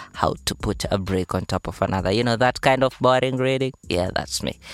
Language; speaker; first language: English; non-native, local second language; Luyia